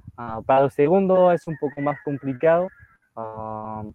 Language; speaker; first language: Spanish; non-native, fluent; French